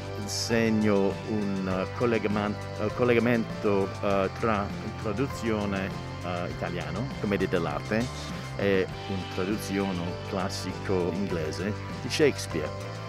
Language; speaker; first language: Italian; non-native, learner; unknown